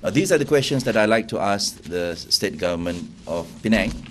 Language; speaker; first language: English; non-native, local second language; Malay